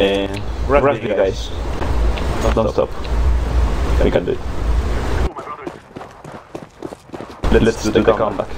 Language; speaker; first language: English; non-native, learner; Spanish